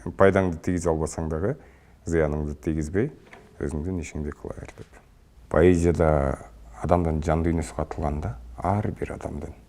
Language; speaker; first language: Kyrgyz; native; Kyrgyz